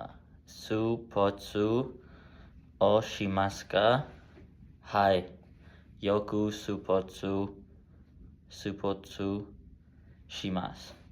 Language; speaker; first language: Japanese; non-native, learner; English